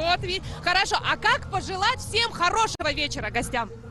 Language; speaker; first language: Russian; native; Russian